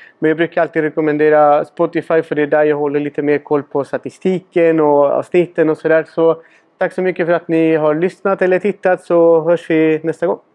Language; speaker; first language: Swedish; non-native, fluent; Spanish